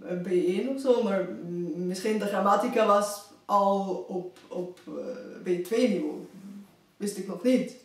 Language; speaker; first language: Dutch; non-native, fluent; Bulgarian